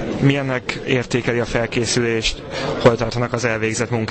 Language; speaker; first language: Hungarian; native; Hungarian